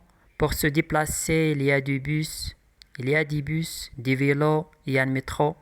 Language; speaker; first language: French; non-native, local second language; Arabic